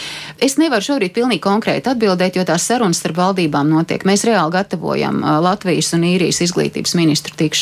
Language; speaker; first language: Latvian; native; Latvian